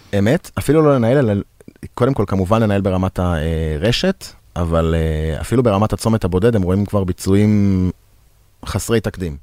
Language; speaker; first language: Hebrew; native; Hebrew